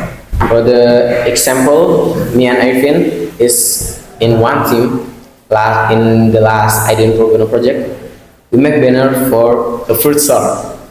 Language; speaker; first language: English; non-native, learner; Indonesian